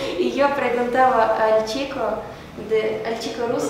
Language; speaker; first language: Spanish; non-native, learner; Ukrainian